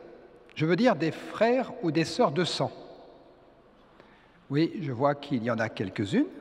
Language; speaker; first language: French; native; French